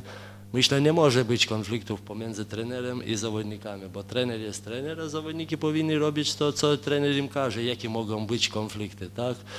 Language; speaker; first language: Polish; non-native, fluent; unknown